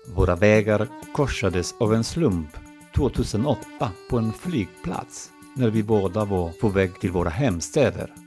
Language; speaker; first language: Swedish; non-native, fluent; Spanish